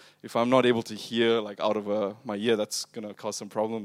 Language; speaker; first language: English; non-native, local second language; Tamil